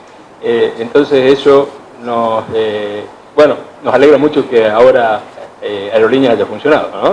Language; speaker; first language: Spanish; native; Spanish